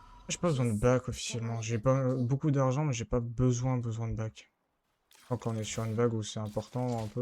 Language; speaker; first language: French; native; French